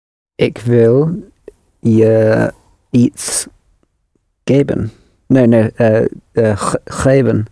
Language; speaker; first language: Dutch; non-native, learner; English